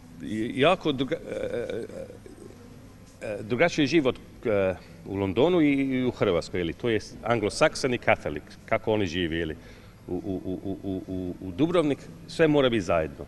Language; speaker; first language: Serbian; non-native, fluent; English